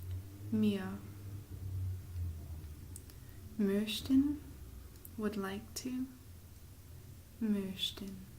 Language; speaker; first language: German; non-native, fluent; English